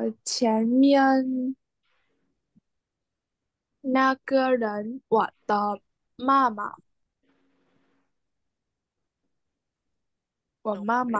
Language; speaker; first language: Chinese; non-native, learner; Vietnamese